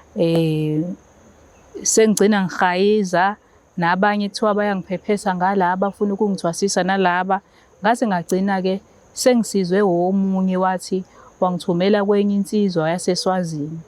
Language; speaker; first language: Zulu; native; Zulu